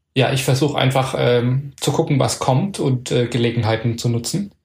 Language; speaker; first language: German; native; German